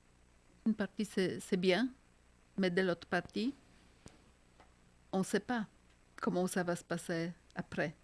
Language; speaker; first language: French; non-native, fluent; Polish